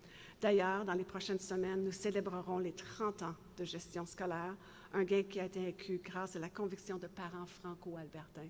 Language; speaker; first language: French; native; French